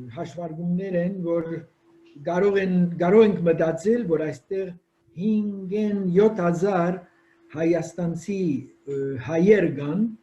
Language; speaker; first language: Armenian; early bilingual, heritage; Armenian